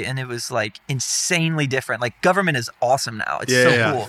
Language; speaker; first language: English; native; English